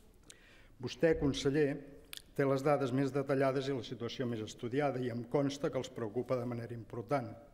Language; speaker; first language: Catalan; native; Catalan